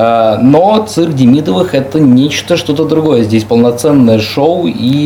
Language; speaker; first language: Russian; native; Russian